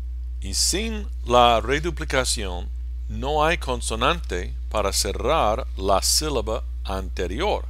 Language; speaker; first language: Spanish; non-native, fluent; English